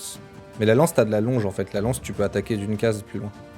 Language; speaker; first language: French; native; French